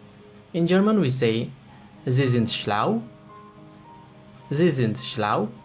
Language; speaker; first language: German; non-native, fluent; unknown